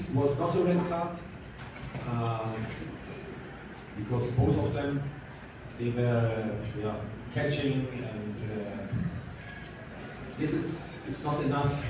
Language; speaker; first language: English; non-native, fluent; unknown